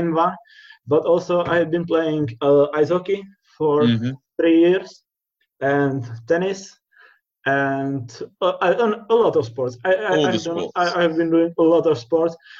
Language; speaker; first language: English; non-native, learner; Czech